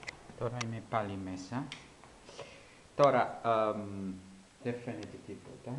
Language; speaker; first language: Greek; non-native, learner; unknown